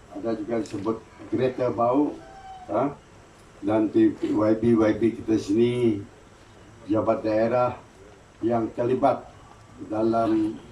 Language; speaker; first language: Malay; non-native, local second language; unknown